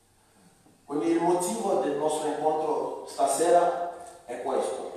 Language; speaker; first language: Italian; non-native, fluent; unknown